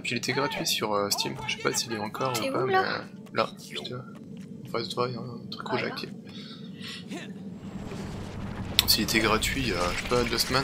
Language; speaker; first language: French; native; French